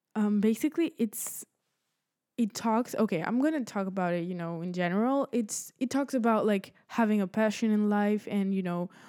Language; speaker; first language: English; early bilingual, other home language; Spanish